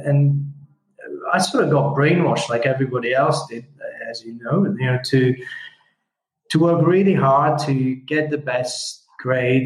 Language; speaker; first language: English; non-native, fluent; Italian